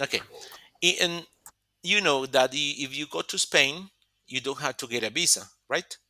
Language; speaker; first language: English; non-native, fluent; Spanish